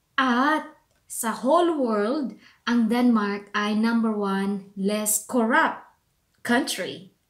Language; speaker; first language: Filipino; native; Filipino